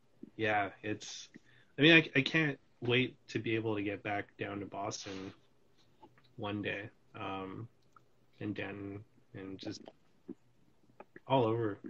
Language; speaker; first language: English; native; English